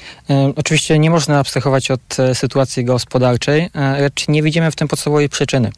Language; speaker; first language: Polish; native; Polish